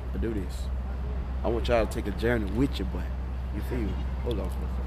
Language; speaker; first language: English; native; English